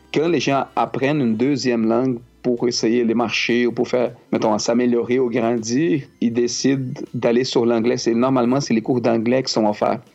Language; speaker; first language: French; non-native, fluent; Portuguese